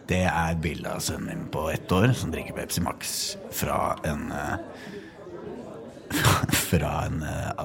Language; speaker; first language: Norwegian; native; Norwegian